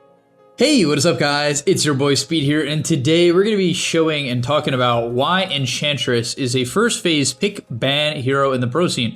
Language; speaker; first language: English; native; English